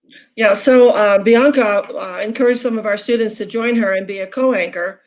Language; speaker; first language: English; native; English